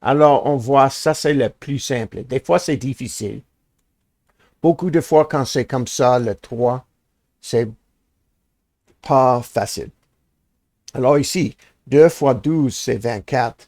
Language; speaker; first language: French; non-native, learner; English